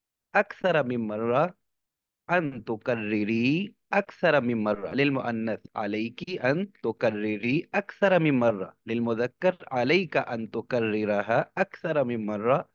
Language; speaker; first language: Arabic; non-native, fluent; Urdu